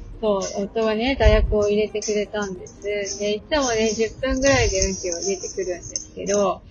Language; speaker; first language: Japanese; native; Japanese